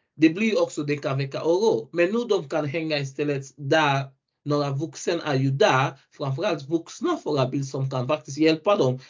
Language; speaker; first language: Swedish; non-native, fluent; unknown